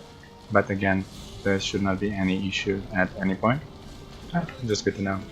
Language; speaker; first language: English; non-native, fluent; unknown